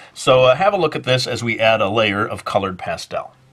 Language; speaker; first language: English; native; English